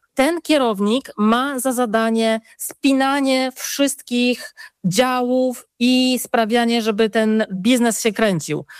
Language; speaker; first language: Polish; native; Polish